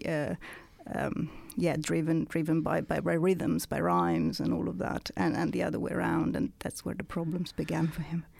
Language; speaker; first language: English; non-native, fluent; Italian